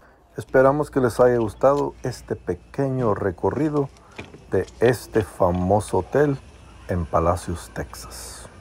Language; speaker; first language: Spanish; early bilingual, heritage; Spanish